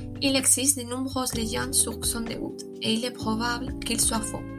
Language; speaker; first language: French; non-native, learner; Spanish